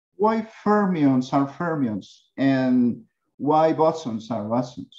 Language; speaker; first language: English; non-native, learner; Spanish